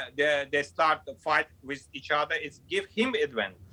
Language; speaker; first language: English; non-native, fluent; Azerbaijani